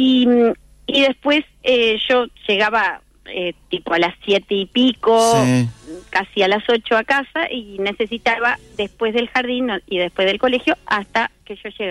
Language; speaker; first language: Spanish; native; Spanish